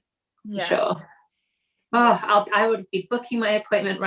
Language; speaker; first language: English; native; English